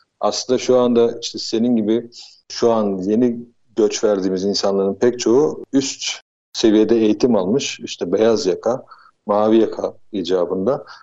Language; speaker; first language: Turkish; native; Turkish